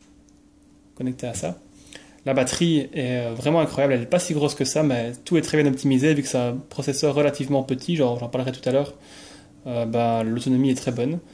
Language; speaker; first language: French; native; French